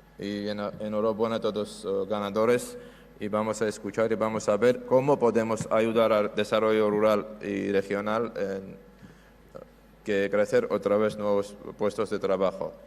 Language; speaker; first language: Spanish; non-native, fluent; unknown